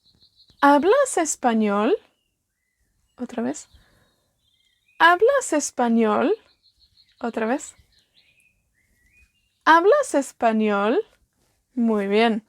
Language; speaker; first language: Spanish; non-native, fluent; Welsh